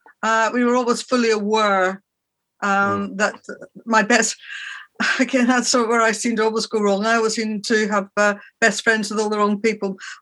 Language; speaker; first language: English; native; English